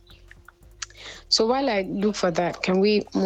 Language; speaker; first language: English; non-native, local second language; Yoruba